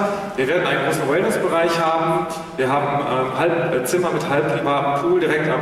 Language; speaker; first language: German; native; German